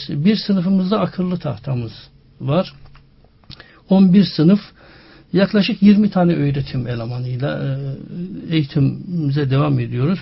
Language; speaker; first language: Turkish; native; Turkish